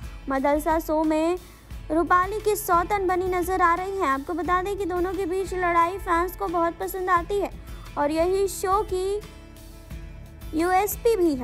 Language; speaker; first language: Hindi; native; Hindi